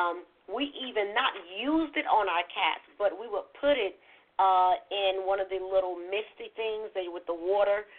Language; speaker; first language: English; native; English